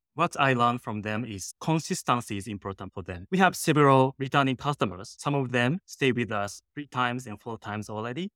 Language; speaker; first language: English; non-native, fluent; Japanese